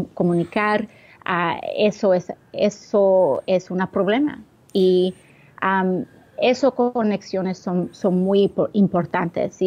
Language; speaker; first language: Spanish; early bilingual, heritage; Spanish